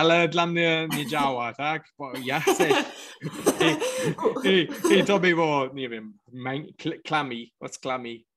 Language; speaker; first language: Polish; non-native, learner; English